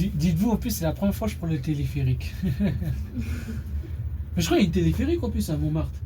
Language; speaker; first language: French; native; French